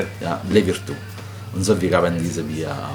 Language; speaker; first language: German; non-native, learner; Italian